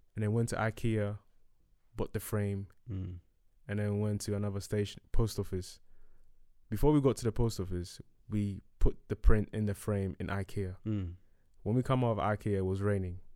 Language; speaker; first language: English; non-native, local second language; Akan